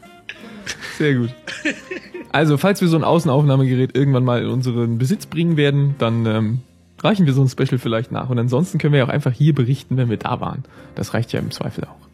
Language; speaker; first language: German; native; German